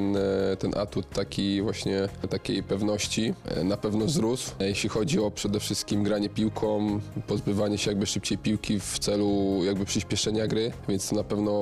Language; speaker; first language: Polish; native; Polish